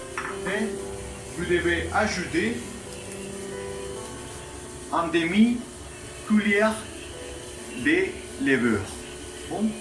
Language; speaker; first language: French; non-native, learner; Spanish